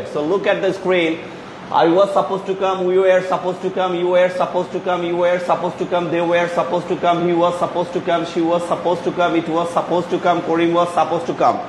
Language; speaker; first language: English; non-native, local second language; Bangla